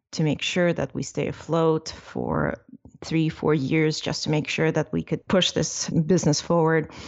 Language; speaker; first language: English; non-native, fluent; Russian